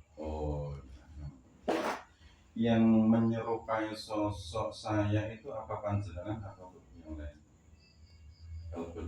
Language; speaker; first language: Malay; non-native, local second language; Javanese